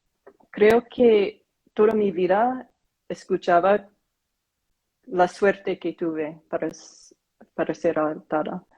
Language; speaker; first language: Spanish; non-native, fluent; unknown